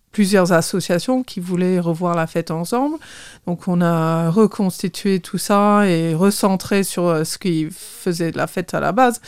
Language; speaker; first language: French; non-native, fluent; English